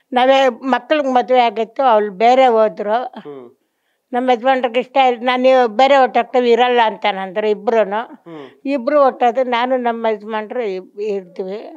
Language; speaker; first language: Kannada; non-native, local second language; Telugu